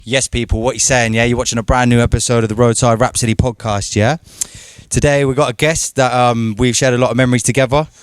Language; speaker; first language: English; native; English